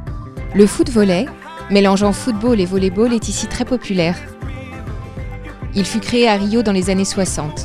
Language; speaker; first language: French; native; French